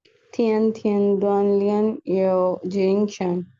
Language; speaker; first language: Chinese; non-native, learner; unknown